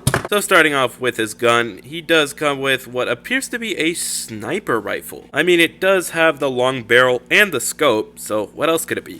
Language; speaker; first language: English; native; English